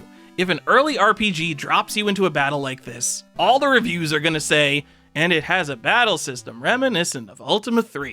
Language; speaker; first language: English; native; English